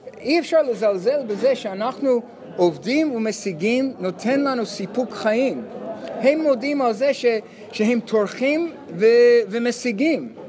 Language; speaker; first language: Hebrew; non-native, fluent; English